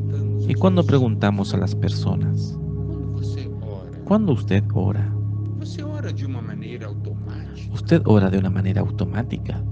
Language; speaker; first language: Spanish; non-native, fluent; Portuguese